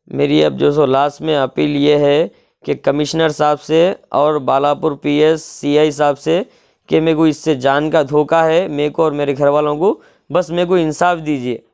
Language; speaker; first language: Hindi; non-native, local second language; Urdu